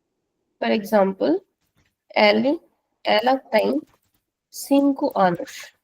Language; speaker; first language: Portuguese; non-native, fluent; Hindi